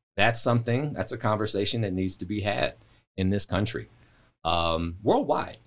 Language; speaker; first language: English; native; English